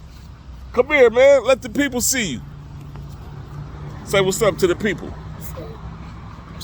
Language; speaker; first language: English; native; English